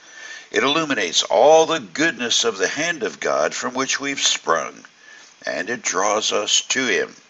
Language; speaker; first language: English; native; English